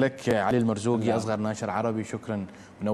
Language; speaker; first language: Arabic; native; Arabic